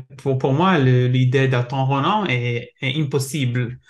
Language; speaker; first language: French; non-native, learner; Hebrew